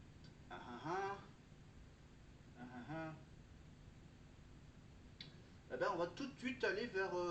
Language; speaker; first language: French; native; French